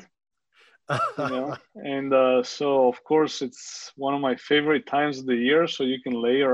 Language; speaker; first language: English; non-native, fluent; Italian